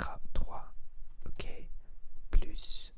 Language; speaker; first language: French; non-native, learner; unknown